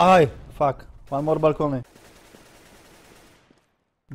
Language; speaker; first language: English; non-native, learner; Polish